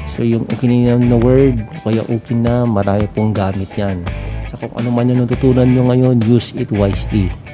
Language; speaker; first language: Filipino; non-native, local second language; Iloko